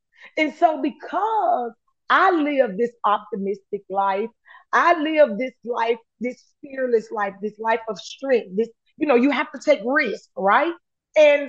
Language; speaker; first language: English; native; English